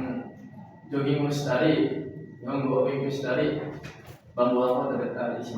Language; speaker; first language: Japanese; non-native, learner; Indonesian